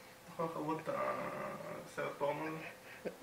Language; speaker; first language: Hebrew; native; Hebrew